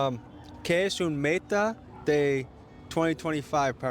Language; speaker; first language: Spanish; non-native, learner; English